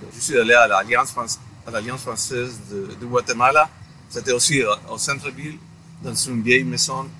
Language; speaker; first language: French; non-native, fluent; Spanish